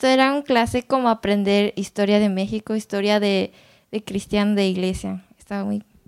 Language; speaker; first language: Spanish; non-native, learner; Japanese